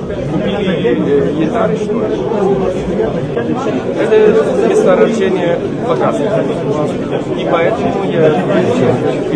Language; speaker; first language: Russian; non-native, learner; Chinese